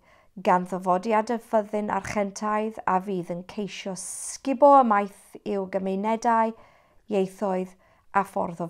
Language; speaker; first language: Welsh; non-native, fluent; English